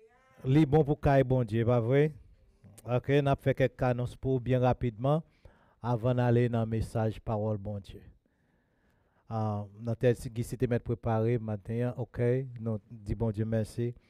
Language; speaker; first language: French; non-native, local second language; Haitian Creole